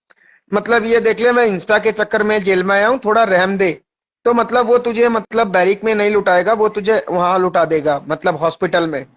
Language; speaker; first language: Hindi; native; Hindi